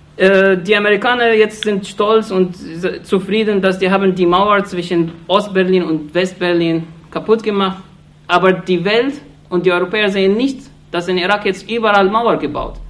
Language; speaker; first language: German; non-native, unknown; Arabic